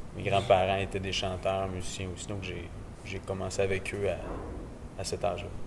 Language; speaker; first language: French; native; French